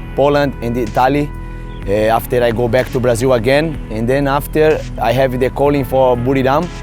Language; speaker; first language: English; non-native, learner; Portuguese